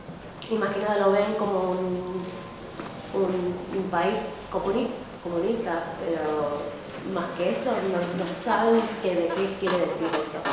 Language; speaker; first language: Spanish; non-native, fluent; English